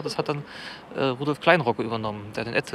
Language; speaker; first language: German; native; German